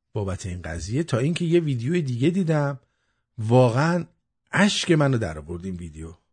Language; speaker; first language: Persian; native; Persian